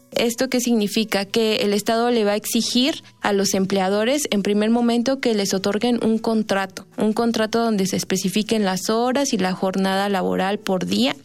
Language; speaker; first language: Spanish; native; Spanish